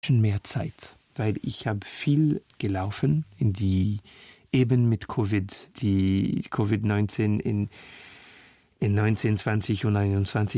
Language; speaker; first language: German; non-native, learner; French